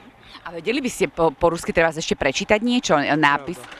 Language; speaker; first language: Slovak; native; Slovak